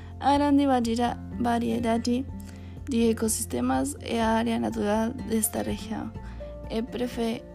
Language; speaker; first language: Spanish; non-native, learner; Portuguese